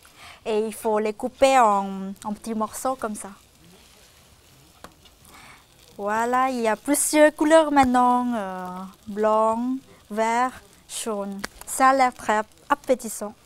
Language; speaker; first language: French; non-native, fluent; Thai